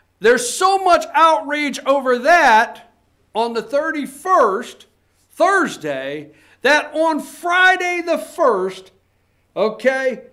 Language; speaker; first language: English; native; English